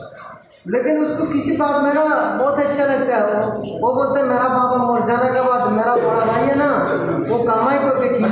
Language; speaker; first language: Hindi; non-native, learner; Bangla